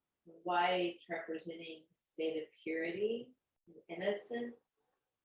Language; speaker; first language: English; native; English